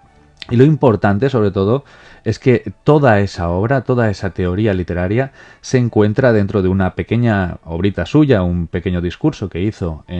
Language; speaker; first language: Spanish; native; Spanish